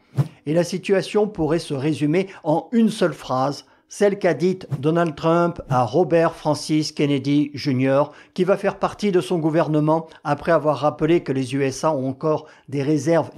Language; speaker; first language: French; native; French